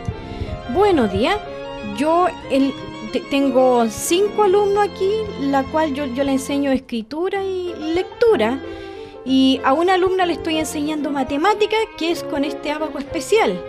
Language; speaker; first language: Spanish; native; Spanish